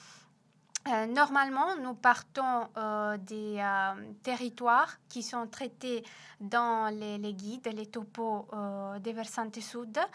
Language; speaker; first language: French; non-native, fluent; Italian